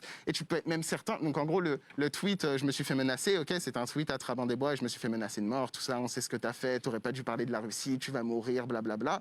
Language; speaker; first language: French; native; French